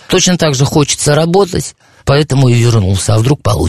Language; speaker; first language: Russian; native; Russian